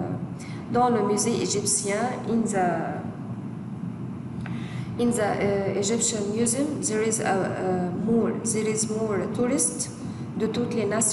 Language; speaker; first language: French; non-native, fluent; Arabic